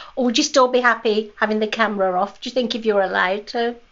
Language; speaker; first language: English; native; English